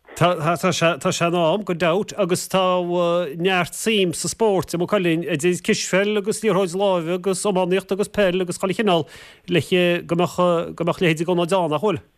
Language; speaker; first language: Irish; native; Irish